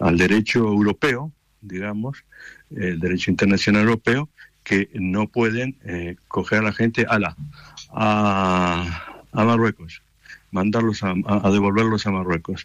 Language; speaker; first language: Spanish; native; Spanish